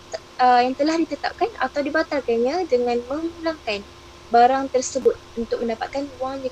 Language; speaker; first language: Malay; native; Malay